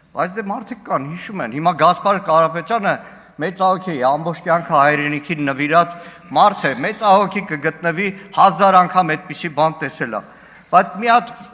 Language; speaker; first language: Armenian; native; Armenian